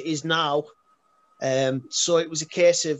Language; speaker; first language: English; native; English